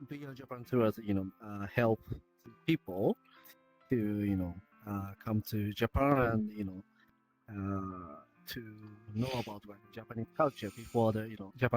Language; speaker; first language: English; non-native, learner; Japanese